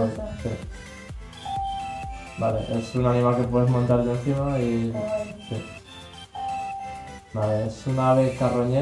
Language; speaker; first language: Spanish; native; Spanish